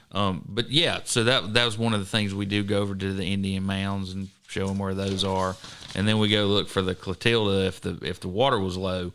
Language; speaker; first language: English; native; English